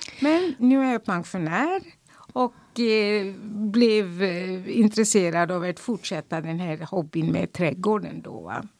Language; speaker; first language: Swedish; non-native, fluent; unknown